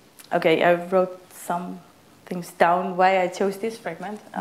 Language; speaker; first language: English; non-native, fluent; Dutch